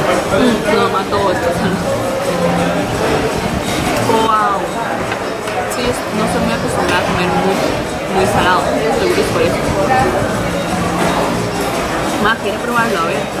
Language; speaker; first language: Spanish; early bilingual, other home language; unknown